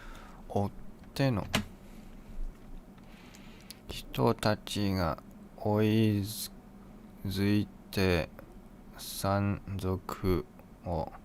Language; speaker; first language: Japanese; non-native, learner; English